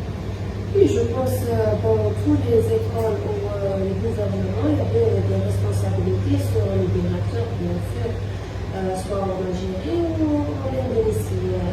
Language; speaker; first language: French; non-native, local second language; Arabic